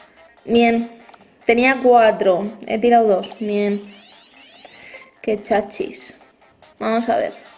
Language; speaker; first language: Spanish; native; Spanish